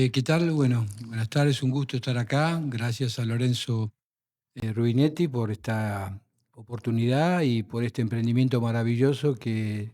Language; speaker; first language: Spanish; native; Spanish